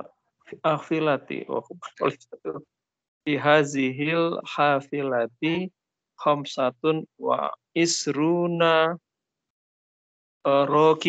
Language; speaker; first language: Indonesian; native; Indonesian